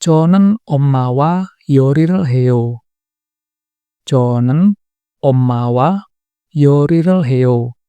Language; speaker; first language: Korean; non-native, fluent; Indonesian